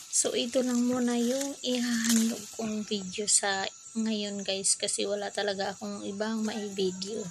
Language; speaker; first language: Filipino; non-native, local second language; Cebuano